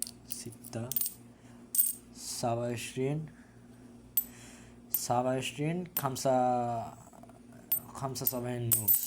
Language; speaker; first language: Arabic; non-native, learner; Bangla